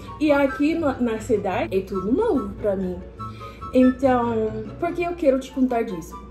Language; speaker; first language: Portuguese; non-native, fluent; English